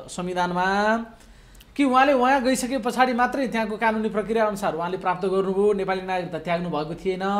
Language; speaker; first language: Nepali; native; Nepali